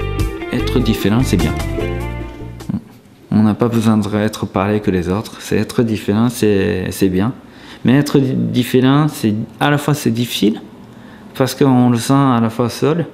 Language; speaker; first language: French; non-native, fluent; Japanese